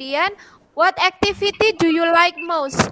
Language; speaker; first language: English; non-native, fluent; Indonesian